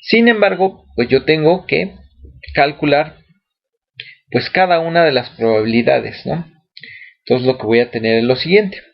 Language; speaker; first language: Spanish; native; Spanish